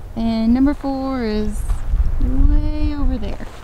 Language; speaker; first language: English; native; English